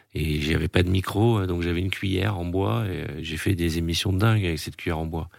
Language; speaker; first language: French; native; French